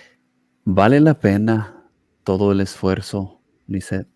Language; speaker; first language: Spanish; non-native, fluent; English